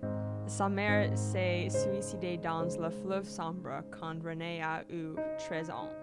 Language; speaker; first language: French; non-native, learner; English